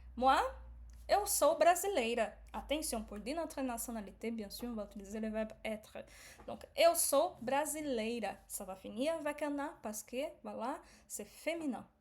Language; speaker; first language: French; non-native, fluent; Portuguese